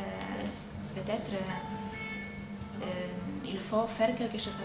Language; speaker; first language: French; non-native, learner; Polish